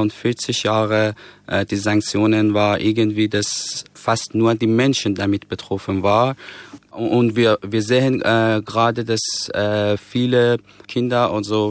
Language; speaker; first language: German; non-native, fluent; Persian